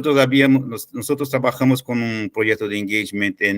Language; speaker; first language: Spanish; non-native, fluent; Portuguese